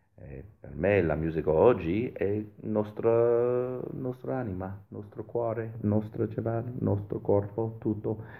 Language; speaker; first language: Italian; non-native, fluent; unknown